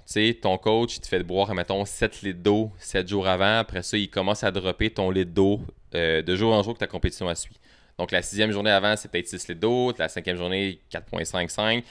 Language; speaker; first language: French; native; French